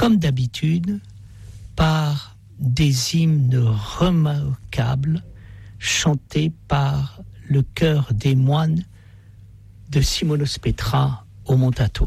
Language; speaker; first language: French; native; French